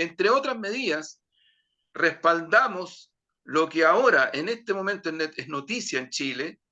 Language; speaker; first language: Spanish; native; Spanish